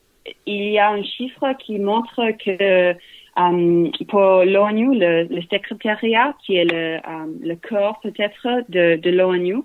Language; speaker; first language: French; non-native, learner; English